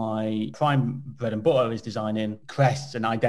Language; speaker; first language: English; native; English